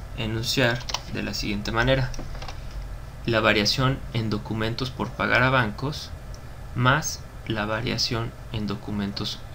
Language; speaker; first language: Spanish; native; Spanish